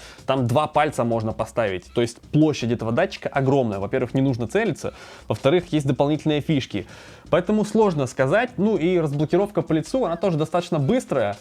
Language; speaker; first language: Russian; native; Russian